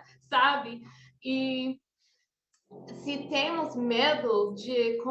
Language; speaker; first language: Portuguese; non-native, fluent; English